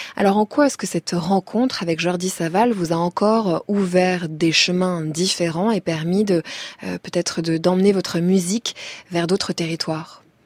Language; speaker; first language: French; native; French